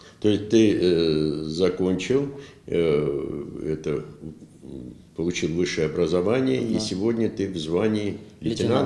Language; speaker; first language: Russian; native; Russian